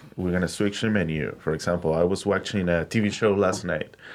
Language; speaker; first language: English; non-native, learner; Spanish